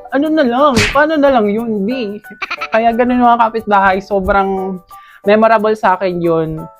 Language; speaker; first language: Filipino; native; Filipino